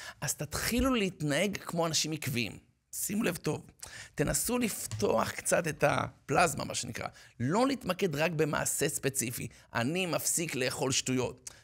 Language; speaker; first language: Hebrew; native; Hebrew